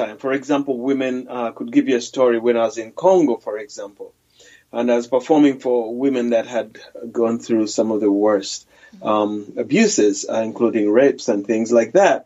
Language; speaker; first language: English; non-native, local second language; Ganda